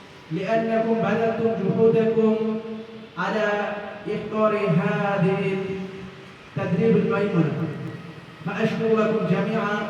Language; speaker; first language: Arabic; non-native, fluent; Bangla